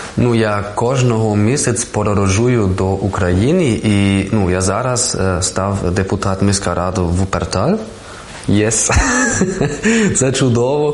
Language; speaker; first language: Ukrainian; non-native, learner; German